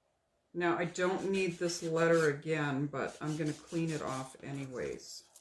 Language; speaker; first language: English; native; English